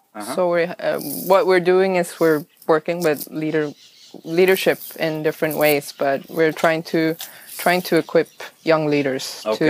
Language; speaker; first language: English; non-native, fluent; Swedish